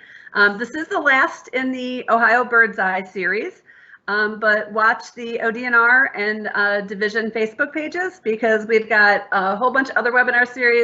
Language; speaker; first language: English; native; English